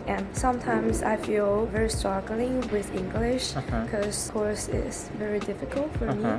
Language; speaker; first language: English; non-native, fluent; Chinese